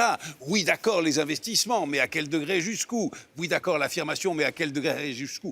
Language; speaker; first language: French; native; French